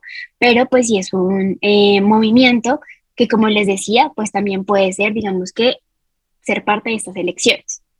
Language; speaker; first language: Spanish; native; Spanish